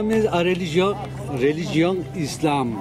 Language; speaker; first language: Portuguese; non-native, learner; Turkish